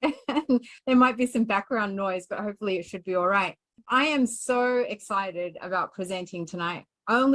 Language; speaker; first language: English; native; English